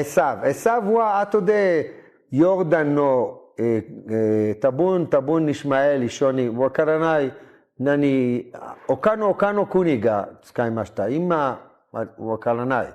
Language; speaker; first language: Japanese; non-native, learner; Hebrew